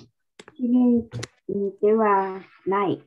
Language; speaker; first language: Japanese; non-native, learner; Chinese